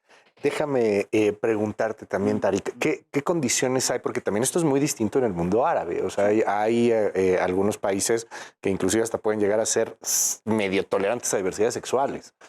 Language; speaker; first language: Spanish; native; Spanish